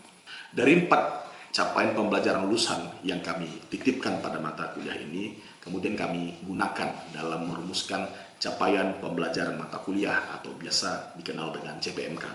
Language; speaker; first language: Indonesian; native; Indonesian